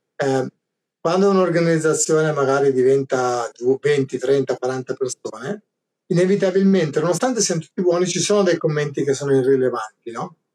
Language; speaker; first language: Italian; native; Italian